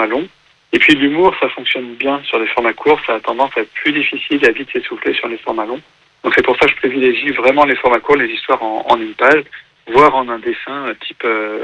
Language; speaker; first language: French; native; French